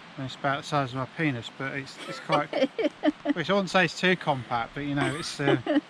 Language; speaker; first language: English; native; English